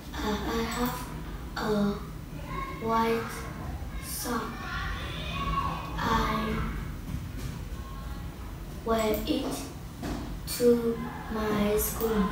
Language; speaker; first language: English; non-native, learner; Vietnamese